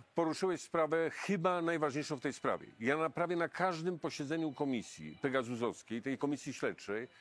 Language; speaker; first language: Polish; native; Polish